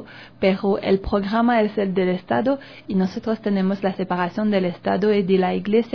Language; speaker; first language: Spanish; non-native, learner; French